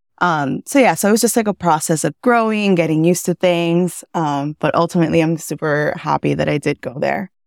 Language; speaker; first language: English; early bilingual, other home language; Spanish